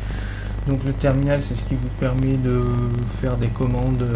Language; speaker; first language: French; native; French